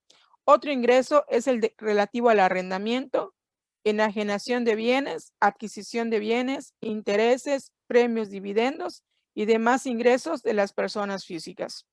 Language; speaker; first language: Spanish; native; Spanish